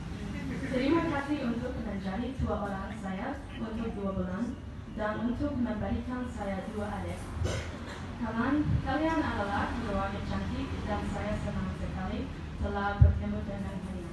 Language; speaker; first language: Indonesian; non-native, learner; English